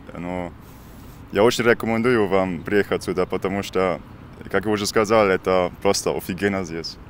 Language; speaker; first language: Russian; non-native, learner; German